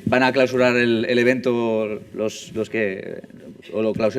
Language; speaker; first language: Spanish; native; Spanish